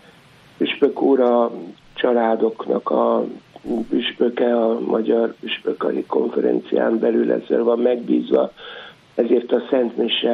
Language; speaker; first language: Hungarian; native; Hungarian